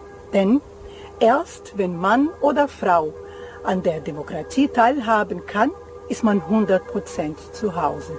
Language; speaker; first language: German; non-native, fluent; Portuguese